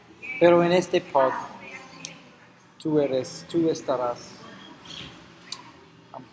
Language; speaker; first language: Spanish; non-native, fluent; English